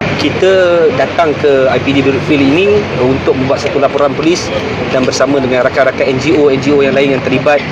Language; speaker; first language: Malay; native; Malay